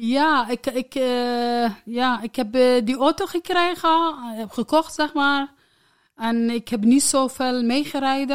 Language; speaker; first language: Dutch; non-native, learner; Arabic